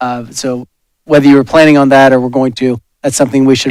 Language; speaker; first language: English; native; English